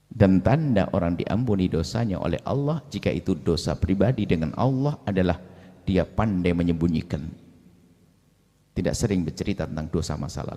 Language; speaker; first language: Indonesian; native; Indonesian